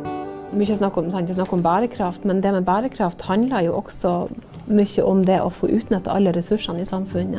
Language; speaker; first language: Norwegian; native; Norwegian